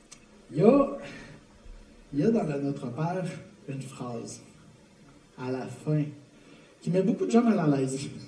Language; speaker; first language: French; native; French